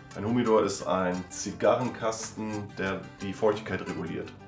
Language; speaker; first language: German; non-native, fluent; Danish